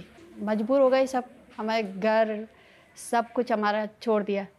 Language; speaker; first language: Hindi; non-native, fluent; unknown